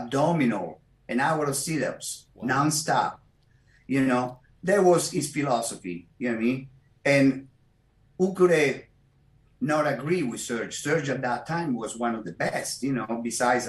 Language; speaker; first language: English; non-native, fluent; Italian